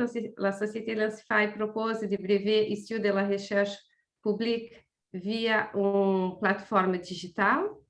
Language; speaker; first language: French; non-native, fluent; Portuguese